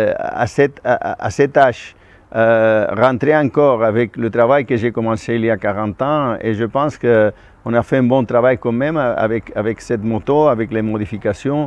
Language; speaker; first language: French; non-native, fluent; Spanish